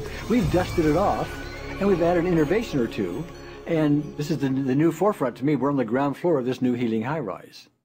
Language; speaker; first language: English; native; English